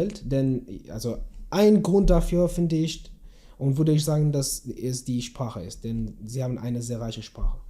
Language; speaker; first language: German; non-native, learner; Kurdish